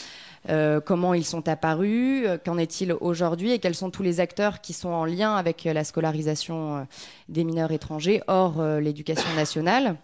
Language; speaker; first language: French; native; French